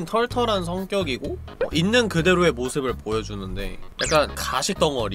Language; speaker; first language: Korean; native; Korean